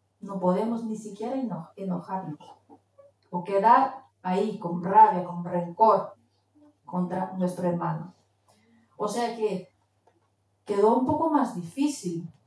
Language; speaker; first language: Spanish; non-native, fluent; Portuguese